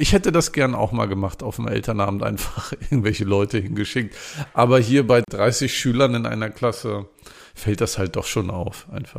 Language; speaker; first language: German; native; German